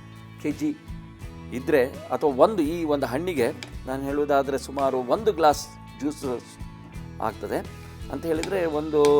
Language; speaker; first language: Kannada; native; Kannada